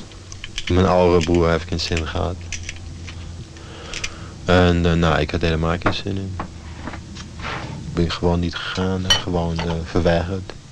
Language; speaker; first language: Dutch; non-native, fluent; German